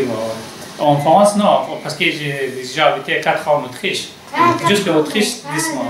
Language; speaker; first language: French; non-native, learner; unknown